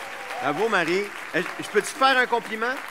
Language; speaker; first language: French; native; French